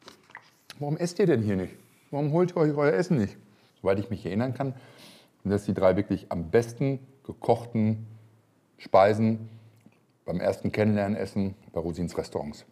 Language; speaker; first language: German; native; German